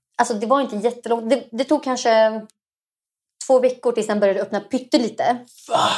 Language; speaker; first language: Swedish; early bilingual, other home language; Arabic